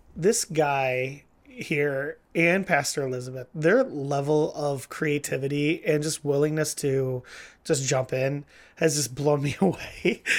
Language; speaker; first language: English; native; English